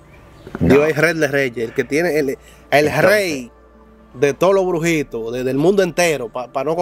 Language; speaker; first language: Spanish; native; Spanish